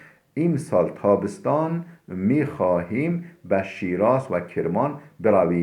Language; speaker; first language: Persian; non-native, fluent; Turkish